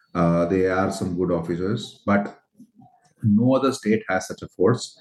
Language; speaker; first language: English; non-native, local second language; Tamil